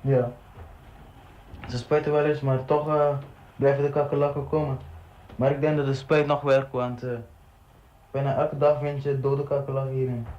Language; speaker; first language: Dutch; early bilingual, other home language; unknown